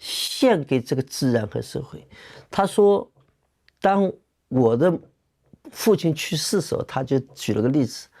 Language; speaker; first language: Chinese; native; Chinese